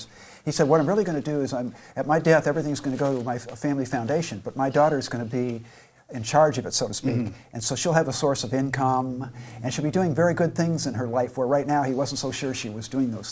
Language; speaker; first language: English; native; English